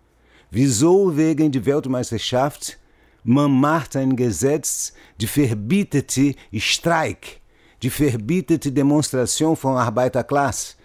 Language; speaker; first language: German; non-native, learner; Portuguese